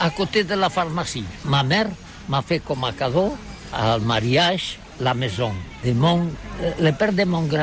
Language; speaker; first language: French; non-native, learner; Catalan